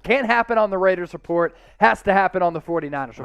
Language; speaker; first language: English; native; English